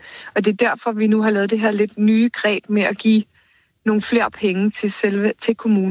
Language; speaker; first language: Danish; native; Danish